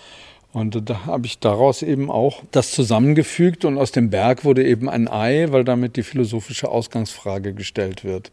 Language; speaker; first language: German; native; German